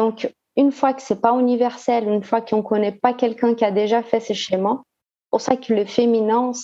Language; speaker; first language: French; non-native, fluent; Portuguese